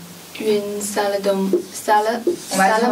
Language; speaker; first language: French; non-native, learner; Chinese